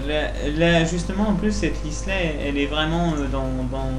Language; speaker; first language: French; native; French